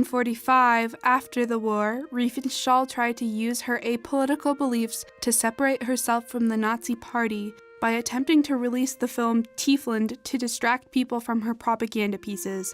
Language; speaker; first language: English; native; English